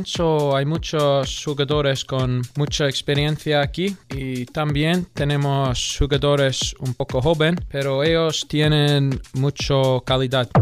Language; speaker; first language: Spanish; non-native, learner; English